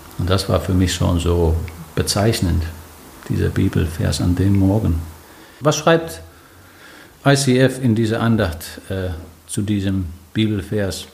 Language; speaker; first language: German; non-native, fluent; Finnish